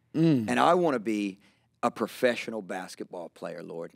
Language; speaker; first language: English; native; English